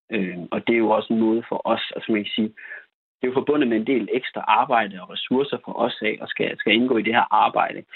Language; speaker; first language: Danish; native; Danish